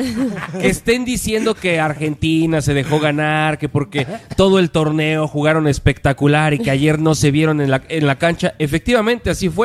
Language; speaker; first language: Spanish; native; Spanish